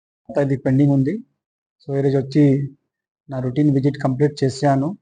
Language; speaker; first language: Telugu; non-native, fluent; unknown